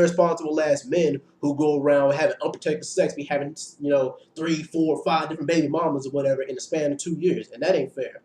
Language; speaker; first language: English; native; English